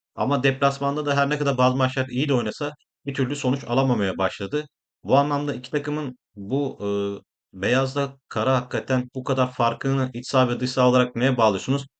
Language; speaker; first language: Turkish; native; Turkish